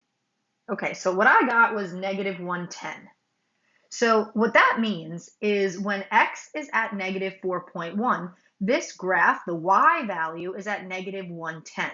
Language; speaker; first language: English; native; English